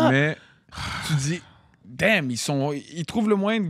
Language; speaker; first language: French; native; French